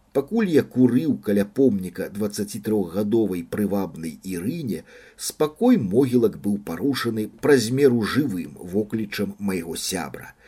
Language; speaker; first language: Belarusian; native; Belarusian